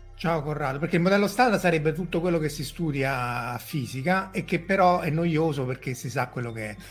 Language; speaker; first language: Italian; native; Italian